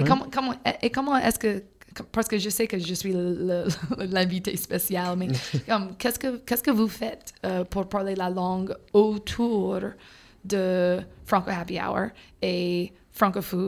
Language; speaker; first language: French; non-native, fluent; English